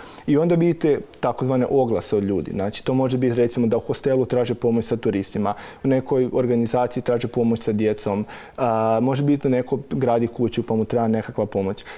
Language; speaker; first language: Croatian; native; Croatian